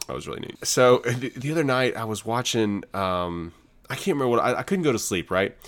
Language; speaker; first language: English; native; English